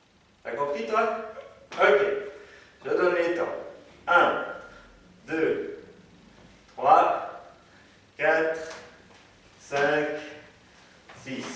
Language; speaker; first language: French; native; French